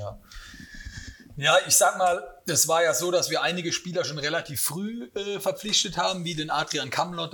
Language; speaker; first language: German; native; German